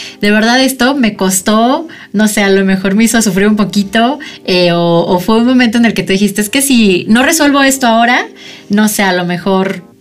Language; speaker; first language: Spanish; native; Spanish